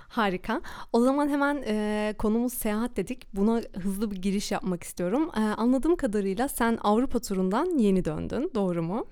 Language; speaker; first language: Turkish; early bilingual, heritage; Turkish